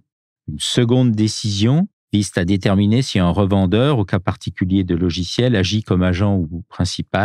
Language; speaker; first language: French; native; French